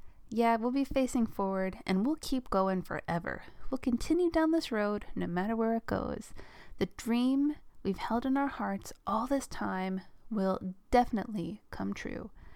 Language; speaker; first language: English; native; English